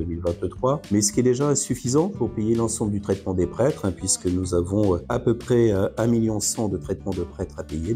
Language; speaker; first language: French; native; French